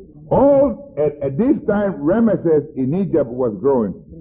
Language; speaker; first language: English; non-native, fluent; Spanish